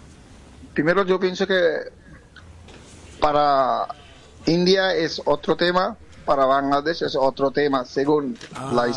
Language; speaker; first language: Spanish; non-native, fluent; Bangla